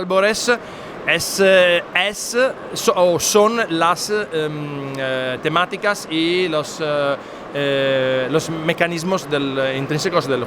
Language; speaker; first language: Spanish; non-native, fluent; Italian